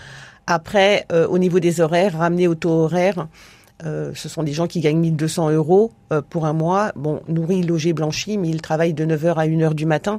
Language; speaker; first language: French; native; French